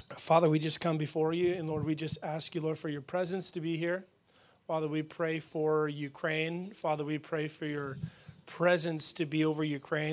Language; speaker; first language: English; early bilingual, other home language; Ukrainian